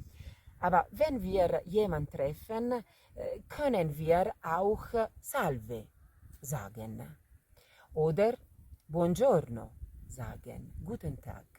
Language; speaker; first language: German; non-native, fluent; Italian